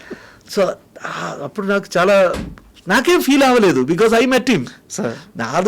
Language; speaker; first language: Telugu; non-native, fluent; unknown